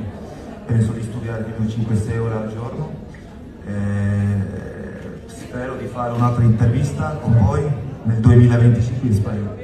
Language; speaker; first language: Italian; non-native, fluent; Turkish